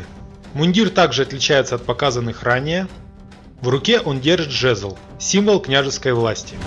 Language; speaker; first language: Russian; native; Russian